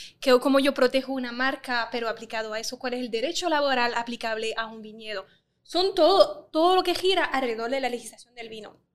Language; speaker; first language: Spanish; non-native, fluent; French